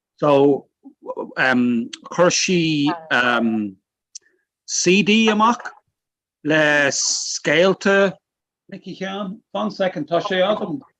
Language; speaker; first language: Irish; non-native, local second language; English